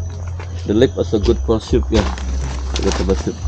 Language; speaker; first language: English; non-native, learner; Balinese